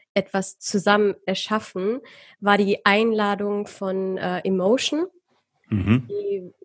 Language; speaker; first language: German; early bilingual, other home language; Persian